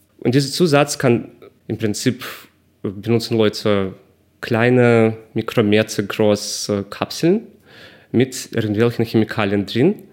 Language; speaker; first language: German; non-native, fluent; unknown